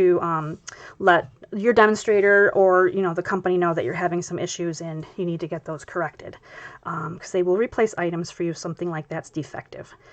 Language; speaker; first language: English; native; English